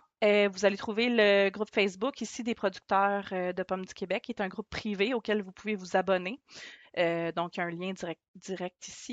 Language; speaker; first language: French; native; French